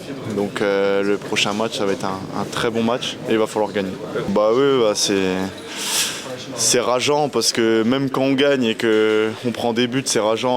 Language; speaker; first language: French; native; French